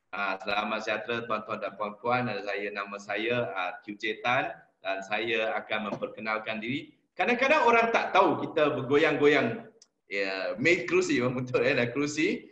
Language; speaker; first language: Malay; non-native, local second language; Chinese